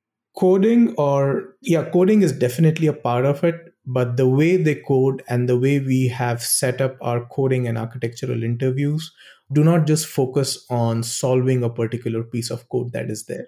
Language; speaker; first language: English; non-native, local second language; Hindi